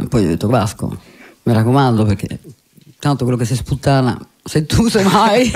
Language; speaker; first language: Italian; native; Italian